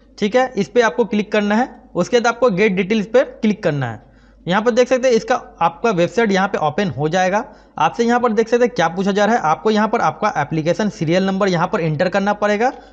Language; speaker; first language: Hindi; non-native, local second language; Bangla